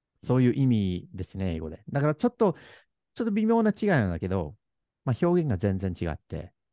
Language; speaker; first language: Japanese; non-native, fluent; English